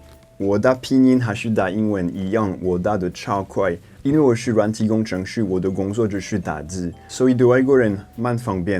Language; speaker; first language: Chinese; non-native, fluent; French